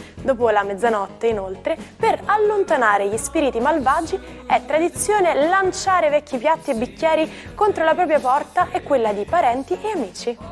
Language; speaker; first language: Italian; native; Italian